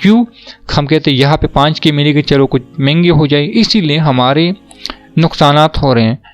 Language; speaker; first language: Urdu; non-native, local second language; Pashto